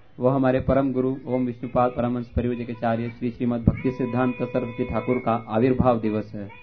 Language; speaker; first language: Hindi; native; Hindi